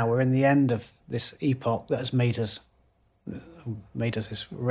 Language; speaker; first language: English; native; English